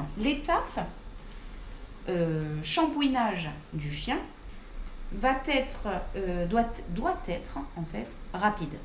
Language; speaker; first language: French; native; French